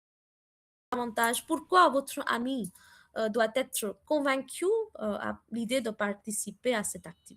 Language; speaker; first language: French; non-native, fluent; Hindi